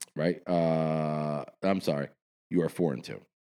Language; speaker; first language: English; native; English